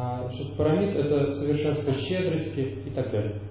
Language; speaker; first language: Russian; native; Russian